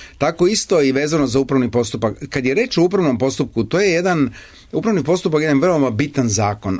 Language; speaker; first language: Serbian; native; Serbian